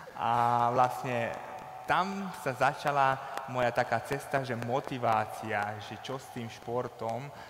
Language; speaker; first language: Slovak; non-native, local second language; Hungarian